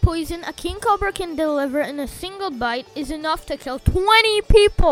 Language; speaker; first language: English; native; English